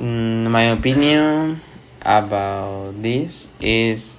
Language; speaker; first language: English; non-native, learner; Spanish